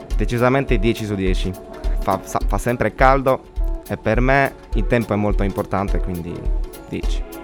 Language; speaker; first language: Italian; non-native, fluent; Polish